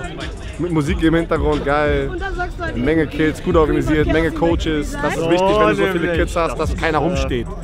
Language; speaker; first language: German; native; German